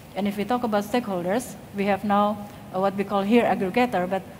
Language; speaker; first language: English; non-native, fluent; Indonesian